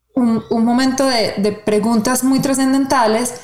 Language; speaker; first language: Spanish; native; Spanish